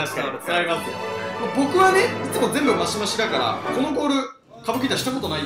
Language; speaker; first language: Japanese; native; Japanese